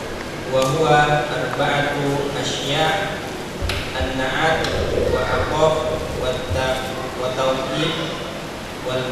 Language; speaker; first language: Arabic; non-native, learner; Indonesian